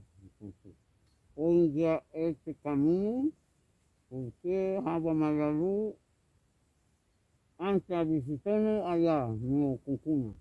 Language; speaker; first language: Spanish; non-native, local second language; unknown